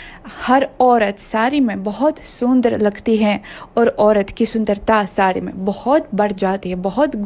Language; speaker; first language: Hindi; non-native, fluent; Russian